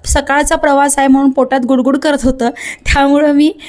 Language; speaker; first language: Marathi; native; Marathi